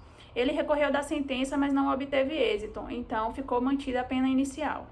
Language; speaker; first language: Portuguese; native; Portuguese